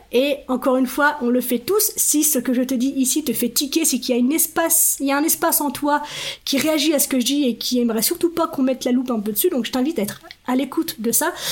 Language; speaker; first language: French; native; French